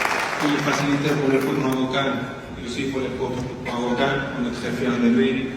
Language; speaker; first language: French; non-native, fluent; Spanish